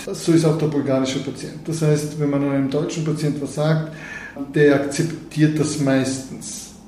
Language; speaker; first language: German; non-native, fluent; Bulgarian